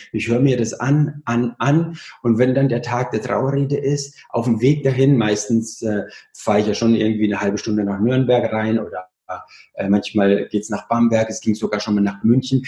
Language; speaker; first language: German; early bilingual, other home language; Italian